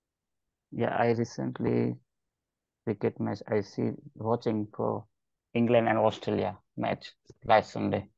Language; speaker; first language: English; non-native, learner; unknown